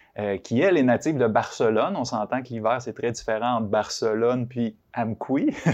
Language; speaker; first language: French; native; French